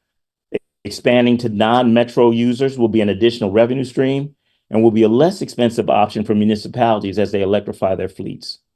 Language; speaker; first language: English; native; English